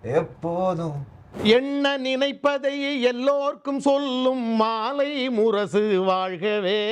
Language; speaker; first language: Tamil; native; Tamil